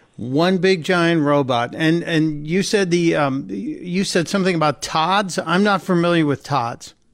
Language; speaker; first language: English; native; English